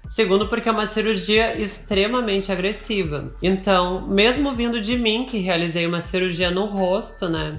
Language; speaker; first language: Portuguese; native; Portuguese